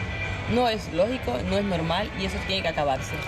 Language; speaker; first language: Spanish; native; Spanish